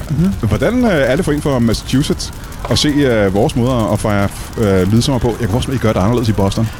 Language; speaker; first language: Danish; native; Danish